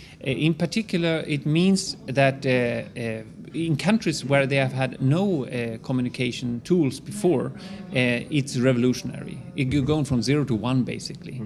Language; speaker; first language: English; non-native, fluent; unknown